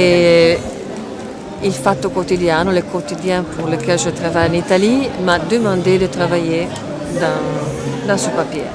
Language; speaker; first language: French; non-native, fluent; Italian